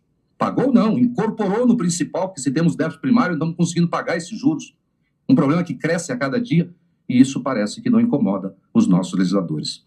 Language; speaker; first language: Portuguese; native; Portuguese